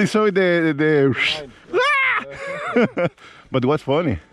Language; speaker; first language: English; non-native, learner; Spanish